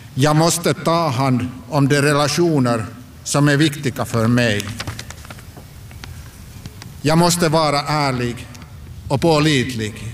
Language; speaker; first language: Swedish; non-native, local second language; Finnish